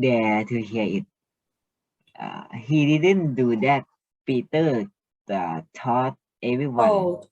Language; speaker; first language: English; non-native, learner; Thai